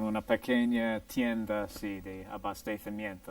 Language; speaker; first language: Spanish; non-native, fluent; English